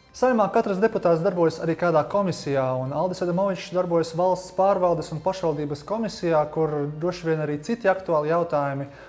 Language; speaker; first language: Latvian; native; Latvian